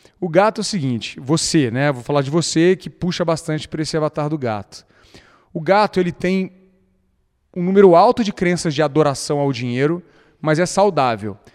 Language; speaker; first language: Portuguese; native; Portuguese